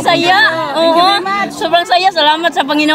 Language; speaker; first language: Filipino; non-native, local second language; Cebuano